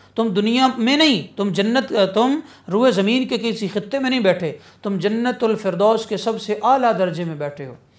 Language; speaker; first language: Urdu; non-native, local second language; Punjabi